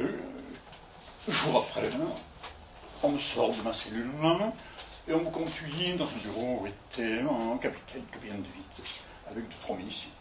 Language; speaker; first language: French; native; French